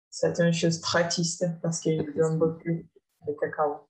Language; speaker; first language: French; non-native, learner; Portuguese